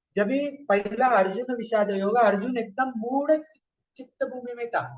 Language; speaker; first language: Hindi; non-native, local second language; Marathi